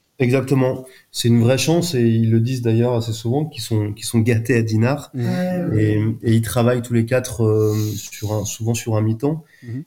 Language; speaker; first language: French; native; French